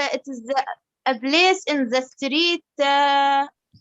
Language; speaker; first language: English; non-native, learner; Arabic